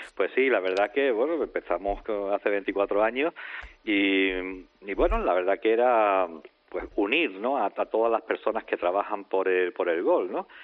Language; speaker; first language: Spanish; native; Spanish